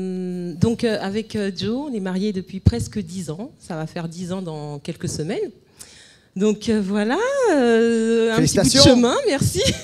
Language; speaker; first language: French; native; French